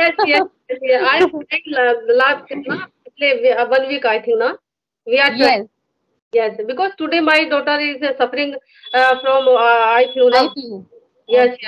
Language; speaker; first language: English; non-native, learner; Hindi